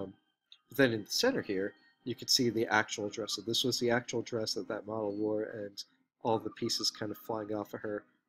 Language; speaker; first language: English; native; English